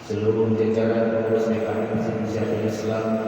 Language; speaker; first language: Indonesian; native; Indonesian